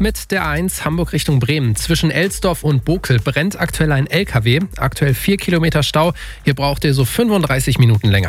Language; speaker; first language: German; native; German